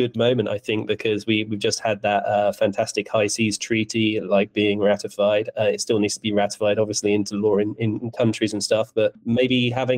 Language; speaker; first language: English; native; English